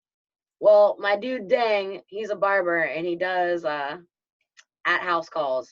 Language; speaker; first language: English; native; English